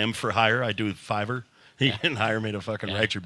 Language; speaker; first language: English; native; English